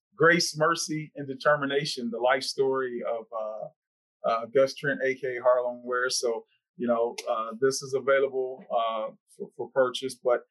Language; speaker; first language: English; native; English